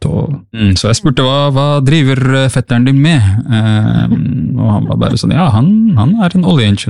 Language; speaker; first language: Norwegian; early bilingual, other home language; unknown